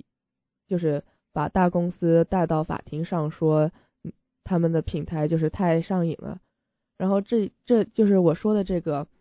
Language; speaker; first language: Chinese; early bilingual, heritage; Chinese